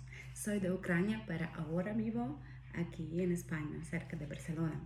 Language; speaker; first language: Spanish; non-native, fluent; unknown